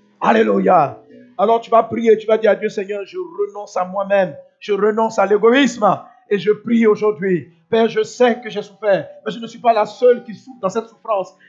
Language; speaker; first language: French; non-native, local second language; Dyula